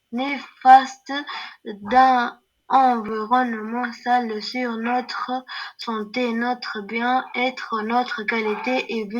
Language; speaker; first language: French; non-native, learner; Arabic